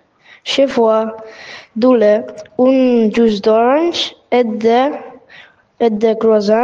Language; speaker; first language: French; non-native, learner; Catalan